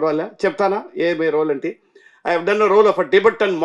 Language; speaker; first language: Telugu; non-native, fluent; Tamil